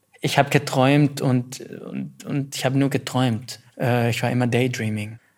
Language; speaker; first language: German; non-native, fluent; Arabic